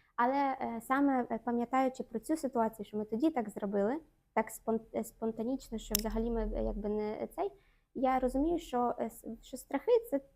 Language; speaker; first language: Ukrainian; non-native, local second language; Russian